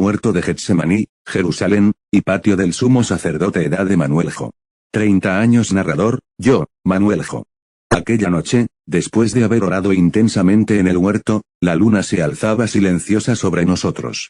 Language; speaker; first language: Spanish; native; Spanish